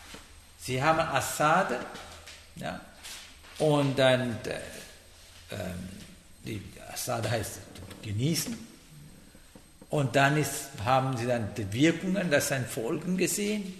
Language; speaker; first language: German; non-native, learner; Sinhala